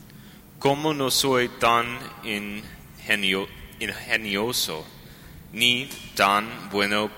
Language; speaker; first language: Spanish; non-native, learner; English